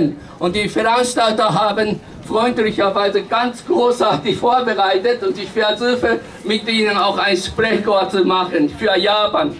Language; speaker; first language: German; non-native, fluent; Japanese